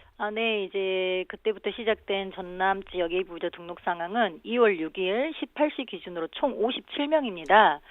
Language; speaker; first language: Korean; native; Korean